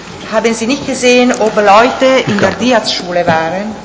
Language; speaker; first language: German; non-native, fluent; Italian